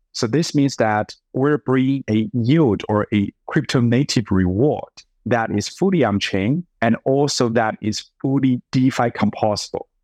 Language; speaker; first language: English; non-native, fluent; Chinese